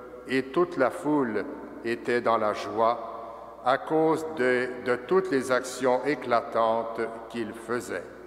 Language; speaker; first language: French; native; French